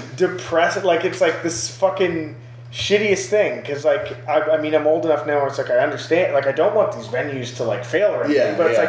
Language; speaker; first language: English; native; English